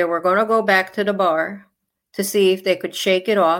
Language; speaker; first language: English; non-native, local second language; Filipino